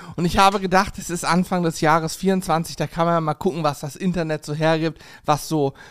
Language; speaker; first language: German; native; German